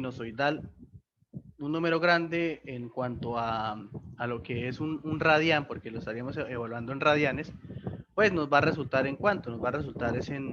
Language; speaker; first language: Spanish; native; Spanish